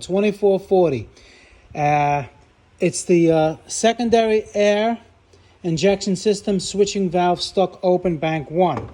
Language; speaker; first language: English; native; English